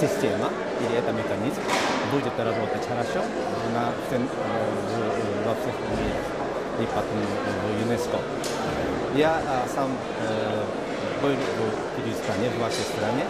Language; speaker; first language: Russian; non-native, fluent; Japanese